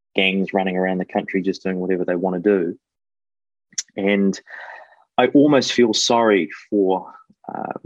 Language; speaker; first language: English; native; English